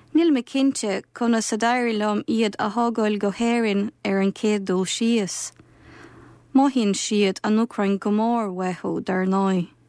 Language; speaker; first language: Irish; non-native, fluent; Ukrainian